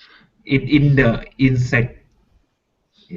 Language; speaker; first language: English; non-native, learner; Thai